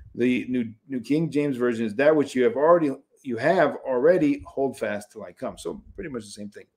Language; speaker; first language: English; native; English